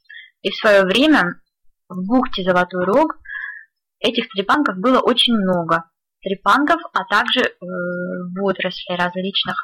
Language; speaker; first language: Russian; native; Russian